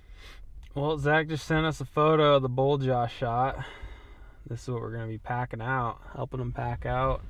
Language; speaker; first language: English; native; English